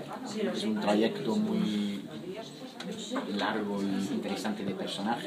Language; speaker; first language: Spanish; non-native, fluent; English